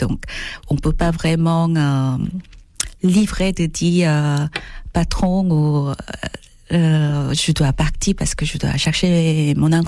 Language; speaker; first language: French; non-native, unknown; Korean